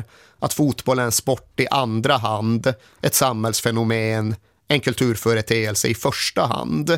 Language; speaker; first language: Swedish; native; Swedish